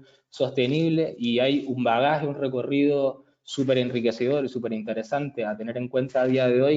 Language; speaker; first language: Spanish; native; Spanish